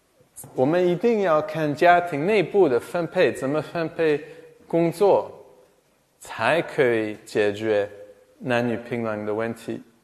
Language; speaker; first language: Chinese; non-native, fluent; English